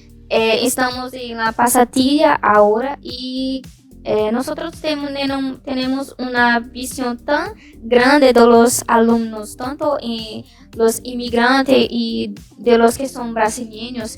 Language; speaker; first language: Spanish; non-native, learner; Portuguese